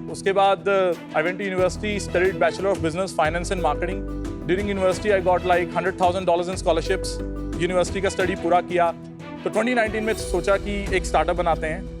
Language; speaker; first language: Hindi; non-native, local second language; Punjabi